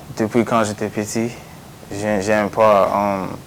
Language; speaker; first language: French; non-native, local second language; English